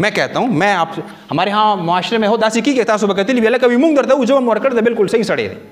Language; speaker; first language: Urdu; non-native, local second language; Pashto